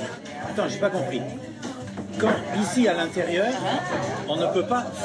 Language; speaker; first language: French; native; French